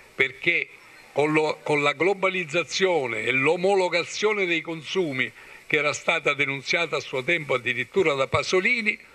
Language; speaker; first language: Italian; native; Italian